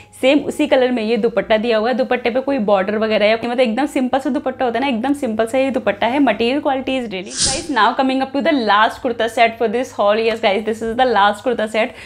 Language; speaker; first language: Hindi; native; Hindi